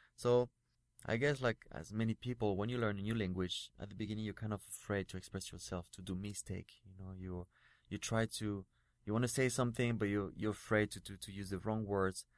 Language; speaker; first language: English; non-native, fluent; French